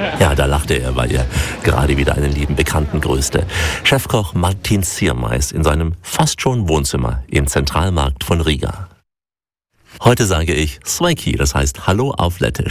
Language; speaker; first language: German; native; German